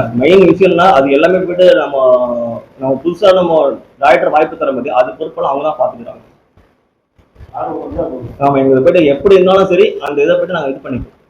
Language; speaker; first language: Tamil; native; Tamil